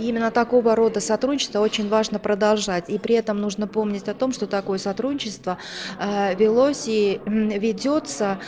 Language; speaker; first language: Russian; native; Russian